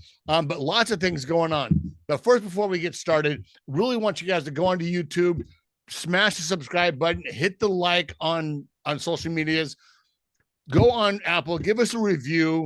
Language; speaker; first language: English; native; English